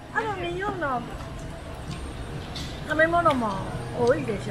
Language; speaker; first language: Japanese; non-native, fluent; Chinese